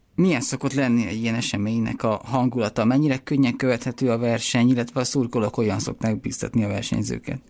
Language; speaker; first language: Hungarian; native; Hungarian